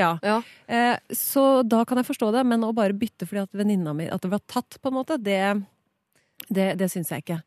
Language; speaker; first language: Norwegian; native; Norwegian